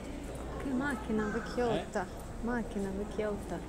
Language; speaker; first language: Italian; non-native, learner; Russian